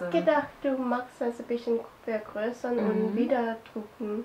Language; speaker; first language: German; non-native, learner; Korean